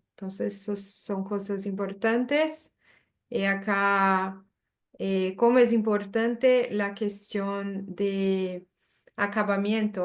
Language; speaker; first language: Spanish; non-native, learner; Portuguese